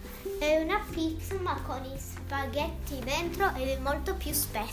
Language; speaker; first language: Italian; early bilingual, heritage; Italian